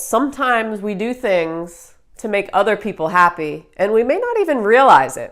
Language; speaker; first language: English; native; English